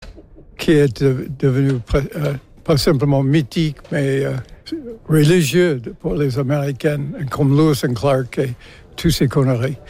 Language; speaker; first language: French; non-native, fluent; English